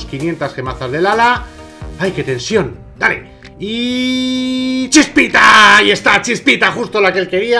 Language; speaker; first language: Spanish; native; Spanish